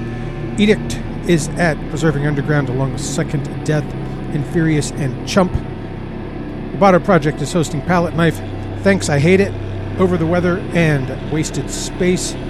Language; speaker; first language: English; native; English